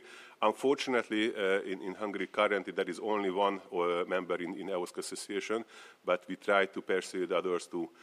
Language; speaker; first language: English; non-native, fluent; Hungarian